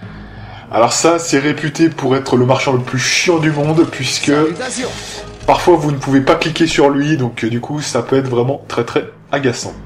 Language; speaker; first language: French; native; French